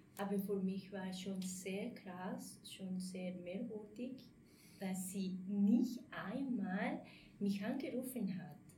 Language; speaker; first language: German; non-native, fluent; Spanish